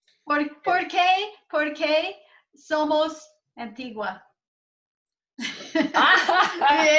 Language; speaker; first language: Spanish; non-native, learner; English